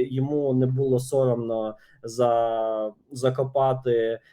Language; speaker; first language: Ukrainian; native; Ukrainian